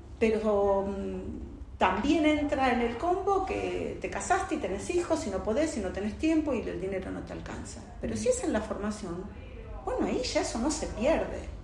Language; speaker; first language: Spanish; native; Spanish